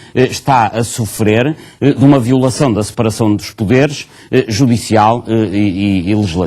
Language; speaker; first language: Portuguese; native; Portuguese